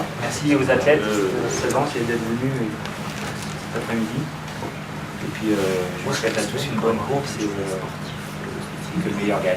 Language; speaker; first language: French; native; French